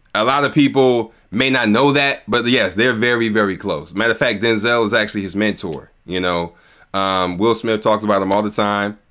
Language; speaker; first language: English; native; English